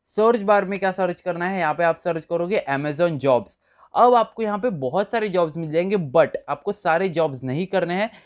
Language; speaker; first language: Hindi; native; Hindi